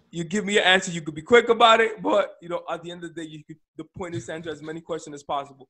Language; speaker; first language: English; early bilingual, other home language; Spanish